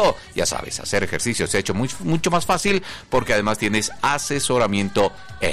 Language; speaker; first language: Spanish; native; Spanish